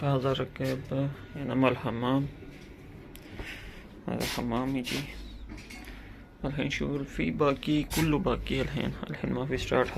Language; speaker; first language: Arabic; non-native, learner; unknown